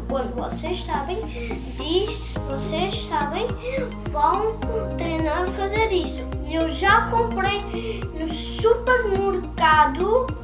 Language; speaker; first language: Portuguese; early bilingual, other home language; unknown